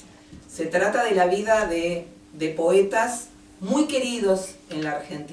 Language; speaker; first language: Spanish; native; Spanish